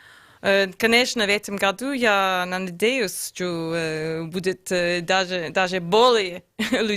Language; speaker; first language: Russian; non-native, learner; English